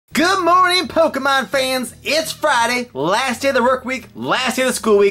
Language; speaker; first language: English; native; English